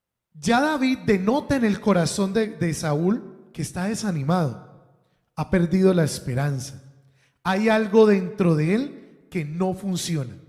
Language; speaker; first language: Spanish; native; Spanish